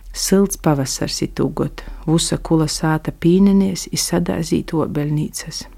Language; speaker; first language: Latvian; native; Latvian